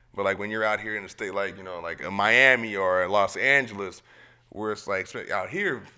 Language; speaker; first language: English; native; English